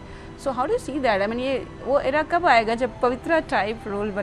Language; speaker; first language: Hindi; native; Hindi